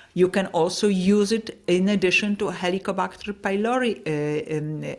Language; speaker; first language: English; non-native, fluent; Polish